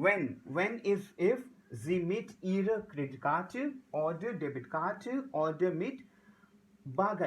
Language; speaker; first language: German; non-native, learner; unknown